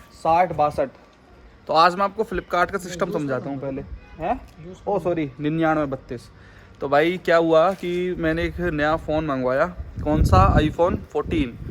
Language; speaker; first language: Hindi; native; Hindi